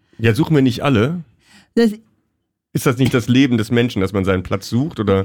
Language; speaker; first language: German; native; German